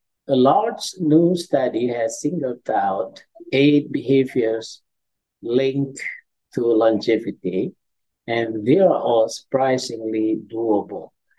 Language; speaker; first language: English; non-native, fluent; Indonesian